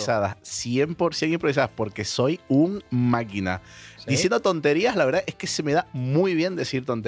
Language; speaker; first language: Spanish; native; Spanish